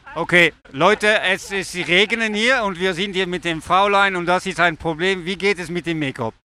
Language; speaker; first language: German; non-native, learner; Dutch